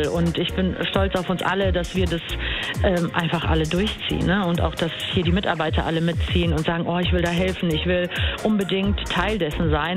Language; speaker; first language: German; native; German